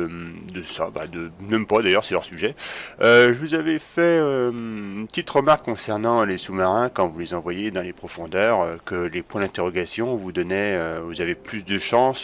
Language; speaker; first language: French; native; French